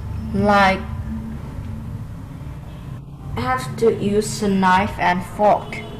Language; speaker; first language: English; non-native, learner; Vietnamese